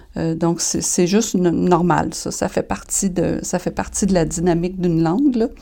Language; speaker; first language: French; native; French